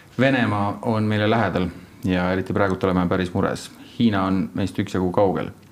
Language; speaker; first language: Estonian; native; Estonian